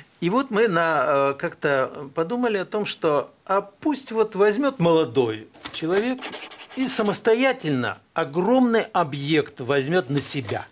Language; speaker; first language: Russian; native; Russian